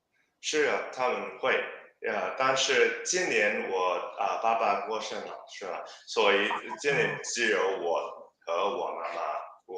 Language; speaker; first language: Chinese; non-native, learner; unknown